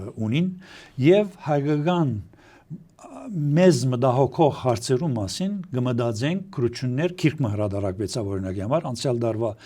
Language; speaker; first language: Armenian; early bilingual, heritage; Armenian